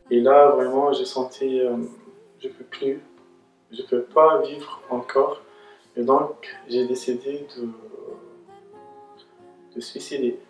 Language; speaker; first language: French; non-native, local second language; Arabic